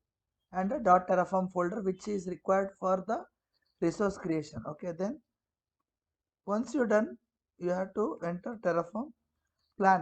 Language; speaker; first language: English; non-native, local second language; Kannada